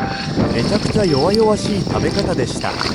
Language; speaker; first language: Japanese; native; Japanese